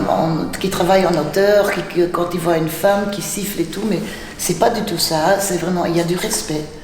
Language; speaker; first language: French; non-native, fluent; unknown